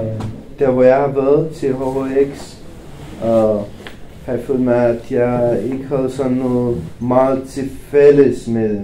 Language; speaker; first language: Danish; non-native, fluent; Romanian